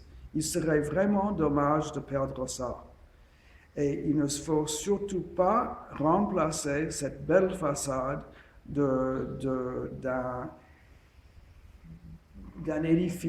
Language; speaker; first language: French; non-native, fluent; English